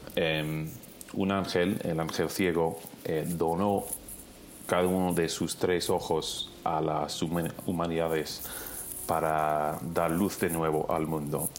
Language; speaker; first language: Spanish; non-native, fluent; English